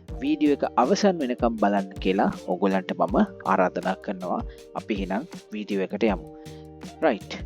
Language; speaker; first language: Sinhala; native; Sinhala